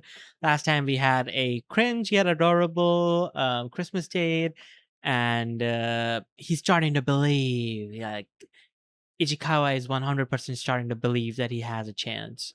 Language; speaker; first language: English; native; English